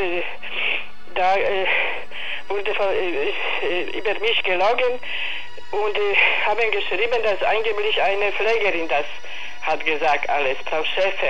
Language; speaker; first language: German; non-native, learner; Polish